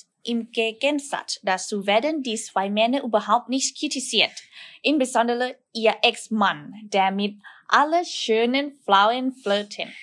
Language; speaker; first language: German; non-native, learner; Thai